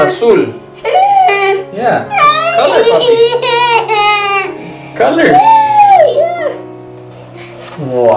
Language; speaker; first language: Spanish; early bilingual, heritage; Spanish